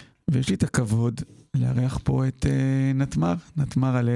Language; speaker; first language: Hebrew; native; Hebrew